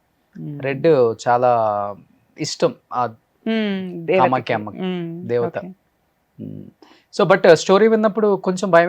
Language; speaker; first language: Telugu; native; Telugu